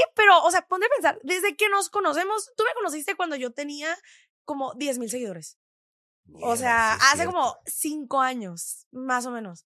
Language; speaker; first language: Spanish; native; Spanish